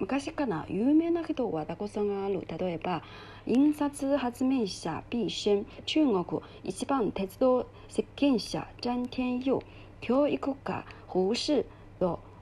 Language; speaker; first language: Japanese; non-native, learner; Chinese